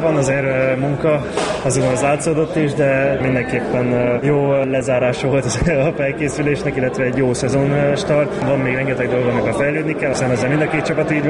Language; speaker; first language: Hungarian; native; Hungarian